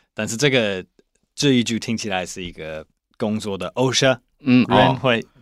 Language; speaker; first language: Chinese; non-native, learner; English